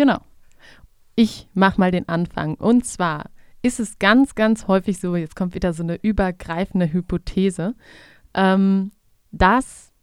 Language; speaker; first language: German; native; German